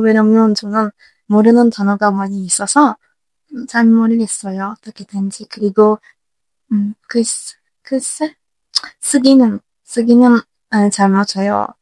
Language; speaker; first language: Korean; non-native, learner; Turkish